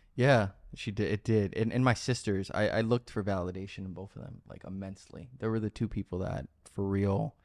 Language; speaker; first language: English; native; English